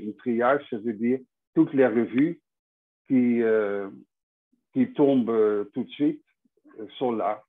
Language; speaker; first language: French; non-native, fluent; Dutch